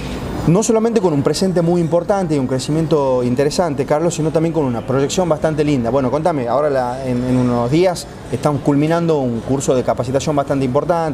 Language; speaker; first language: Spanish; native; Spanish